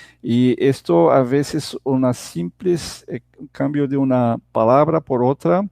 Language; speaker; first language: Spanish; non-native, fluent; Portuguese